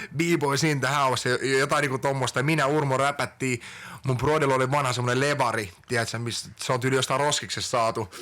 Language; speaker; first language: Finnish; early bilingual, other home language; Estonian